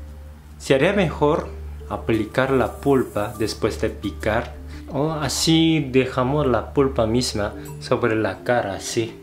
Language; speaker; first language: Spanish; non-native, fluent; Korean